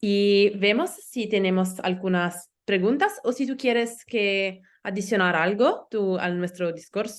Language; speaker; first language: Spanish; non-native, learner; Italian